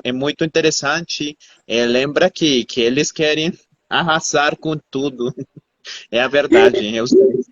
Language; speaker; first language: Portuguese; non-native, fluent; Spanish